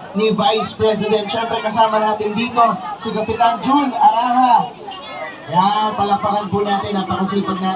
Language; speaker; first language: Filipino; native; Filipino